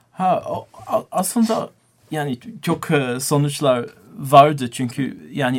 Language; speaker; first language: Turkish; non-native, learner; English